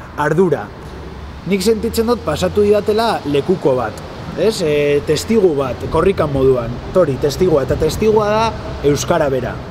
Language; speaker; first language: Basque; non-native, local second language; Spanish